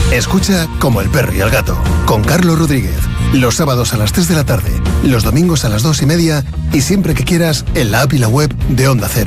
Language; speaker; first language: Spanish; native; Spanish